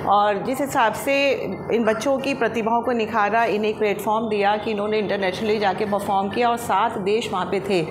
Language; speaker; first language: Hindi; native; Hindi